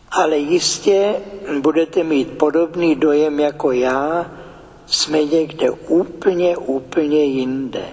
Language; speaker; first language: Czech; native; Czech